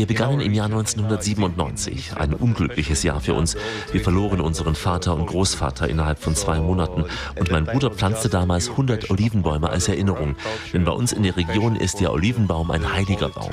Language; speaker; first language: German; native; German